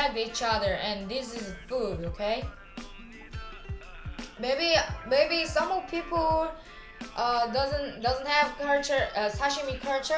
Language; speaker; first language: English; non-native, learner; Korean